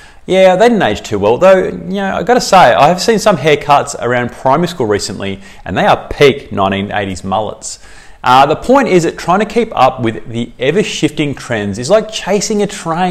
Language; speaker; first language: English; native; English